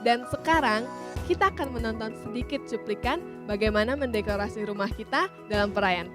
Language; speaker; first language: Indonesian; native; Indonesian